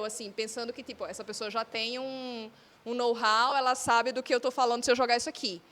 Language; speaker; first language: Portuguese; native; Portuguese